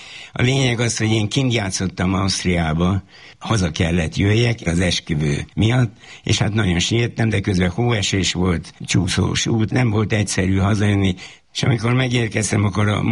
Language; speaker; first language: Hungarian; native; Hungarian